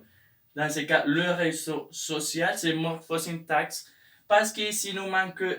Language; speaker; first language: French; non-native, learner; Spanish